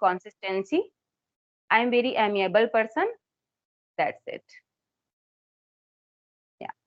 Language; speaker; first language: English; non-native, local second language; Hindi